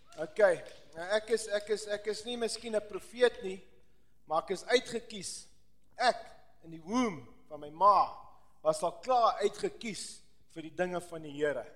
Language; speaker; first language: Afrikaans; non-native, local second language; English